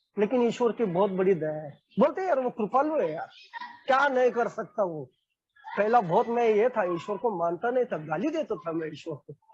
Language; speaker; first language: Hindi; non-native, local second language; Marathi